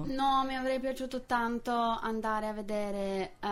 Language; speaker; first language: Italian; non-native, fluent; English